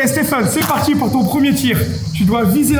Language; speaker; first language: French; native; French